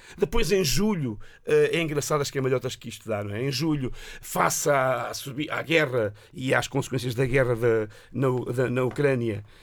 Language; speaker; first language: Portuguese; native; Portuguese